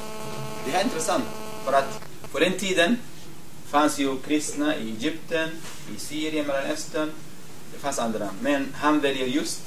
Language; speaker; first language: Swedish; non-native, fluent; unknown